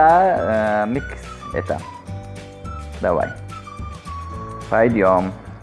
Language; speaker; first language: Russian; non-native, learner; Azerbaijani